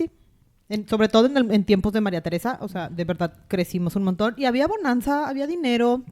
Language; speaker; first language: Spanish; native; Spanish